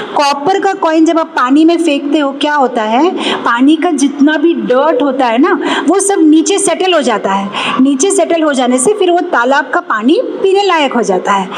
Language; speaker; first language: Hindi; non-native, local second language; Telugu